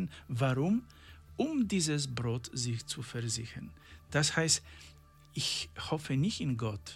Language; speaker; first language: German; non-native, learner; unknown